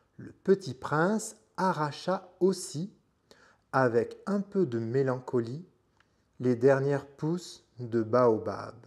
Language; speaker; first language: French; native; French